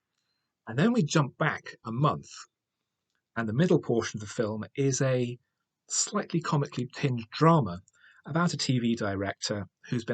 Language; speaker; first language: English; native; English